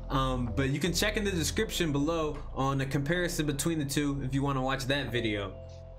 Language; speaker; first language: English; native; English